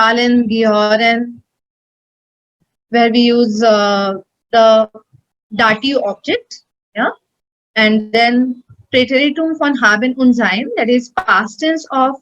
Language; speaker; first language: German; non-native, learner; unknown